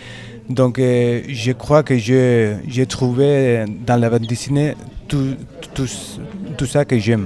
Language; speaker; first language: French; non-native, learner; Spanish